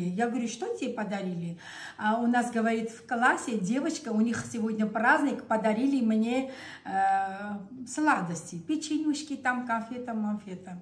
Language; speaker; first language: Russian; non-native, local second language; Armenian